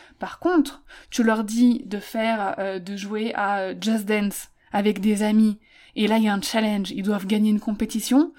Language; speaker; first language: French; native; French